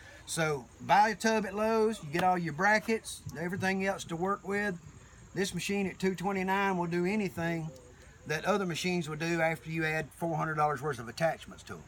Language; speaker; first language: English; native; English